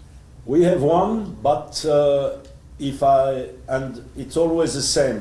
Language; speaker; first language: English; non-native, learner; French